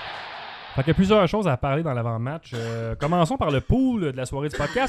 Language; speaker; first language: French; native; French